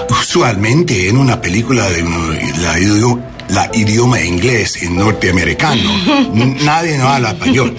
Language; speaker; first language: Spanish; non-native, learner; English